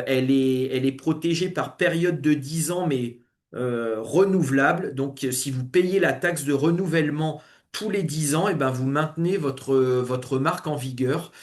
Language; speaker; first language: French; native; French